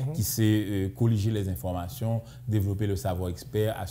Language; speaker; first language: French; native; French